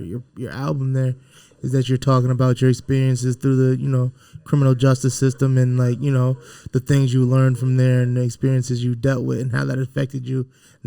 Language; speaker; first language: English; native; English